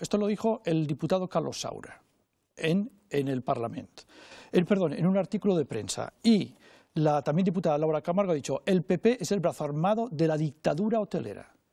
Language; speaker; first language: Spanish; non-native, local second language; Catalan